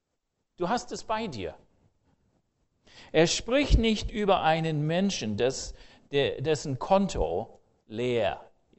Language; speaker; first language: German; non-native, fluent; English